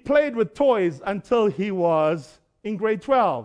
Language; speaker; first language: English; native; English